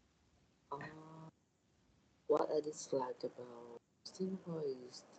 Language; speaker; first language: English; non-native, learner; Thai